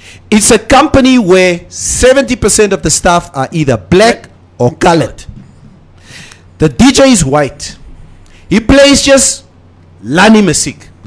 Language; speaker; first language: English; non-native, local second language; Afrikaans